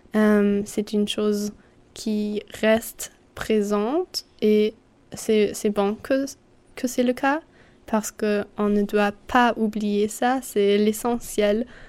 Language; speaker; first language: French; non-native, fluent; German